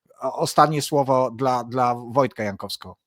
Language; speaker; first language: Polish; non-native, learner; Ukrainian